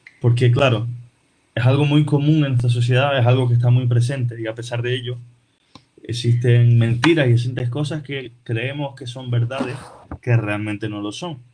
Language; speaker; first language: Spanish; early bilingual, other home language; Portuguese